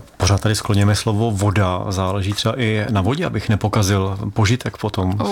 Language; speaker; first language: Czech; native; Czech